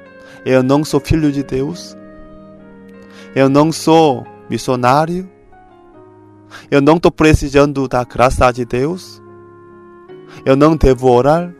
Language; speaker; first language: Portuguese; non-native, fluent; Korean